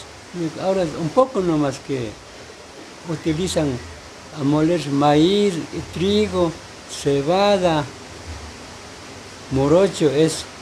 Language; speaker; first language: Spanish; non-native, local second language; Quechua